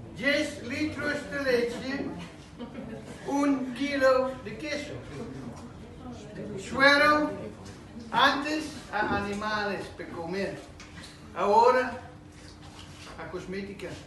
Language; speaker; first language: Spanish; non-native, learner; Dutch